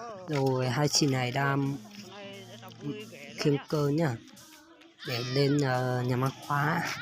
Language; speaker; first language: Vietnamese; non-native, local second language; Hmong